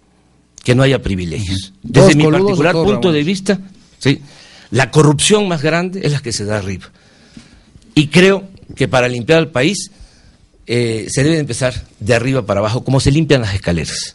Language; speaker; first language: Spanish; native; Spanish